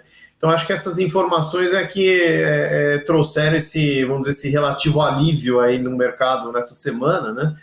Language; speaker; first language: Portuguese; native; Portuguese